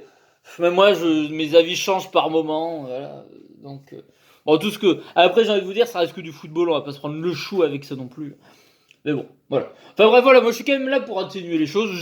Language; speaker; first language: French; native; French